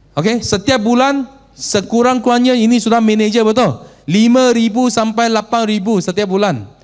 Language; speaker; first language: Malay; non-native, local second language; Chinese